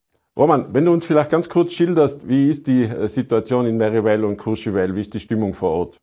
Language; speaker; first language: German; native; German